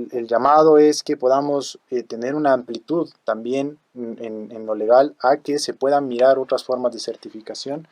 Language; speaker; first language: Spanish; native; Spanish